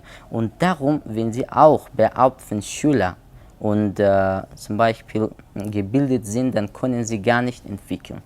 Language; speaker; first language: German; non-native, learner; Persian